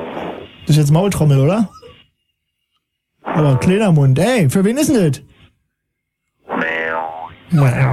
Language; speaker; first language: German; native; German